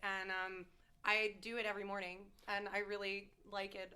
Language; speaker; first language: English; native; English